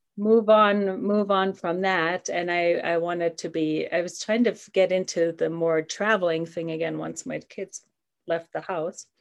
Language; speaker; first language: English; non-native, fluent; German